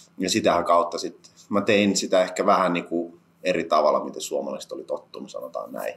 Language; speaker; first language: Finnish; early bilingual, other home language; Russian